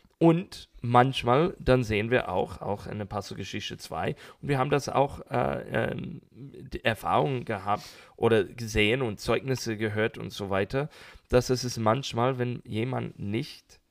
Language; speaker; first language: German; non-native, learner; English